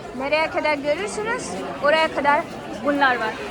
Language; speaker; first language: Turkish; non-native, fluent; Hindi